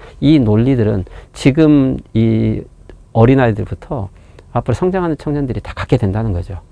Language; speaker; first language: Korean; native; Korean